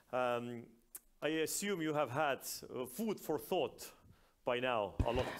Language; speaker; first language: English; non-native, fluent; Estonian